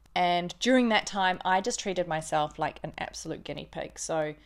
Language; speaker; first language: English; native; English